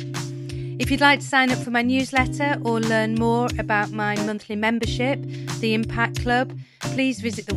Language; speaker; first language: English; native; English